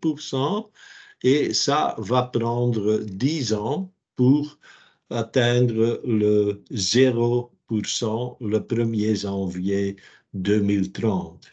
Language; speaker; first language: French; non-native, local second language; Dutch